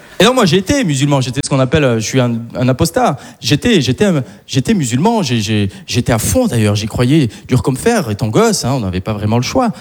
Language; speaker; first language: French; early bilingual, other home language; Arabic